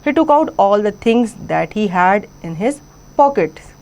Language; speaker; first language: English; non-native, local second language; Hindi